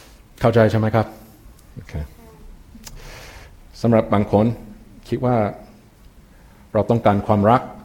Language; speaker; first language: Thai; non-native, fluent; English